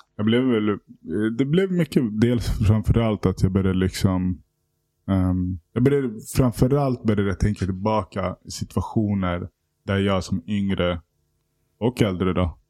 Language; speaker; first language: Swedish; native; Swedish